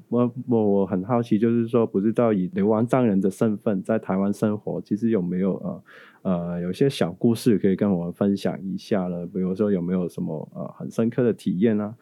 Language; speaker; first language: Chinese; native; Chinese